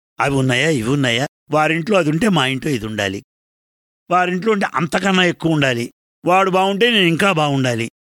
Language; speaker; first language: Telugu; native; Telugu